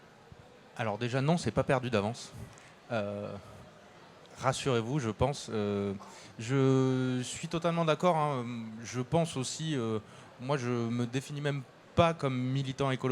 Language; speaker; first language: French; native; French